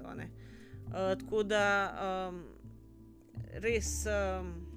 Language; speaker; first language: Slovenian; native; Slovenian